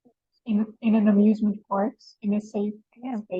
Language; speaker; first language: English; non-native, fluent; Russian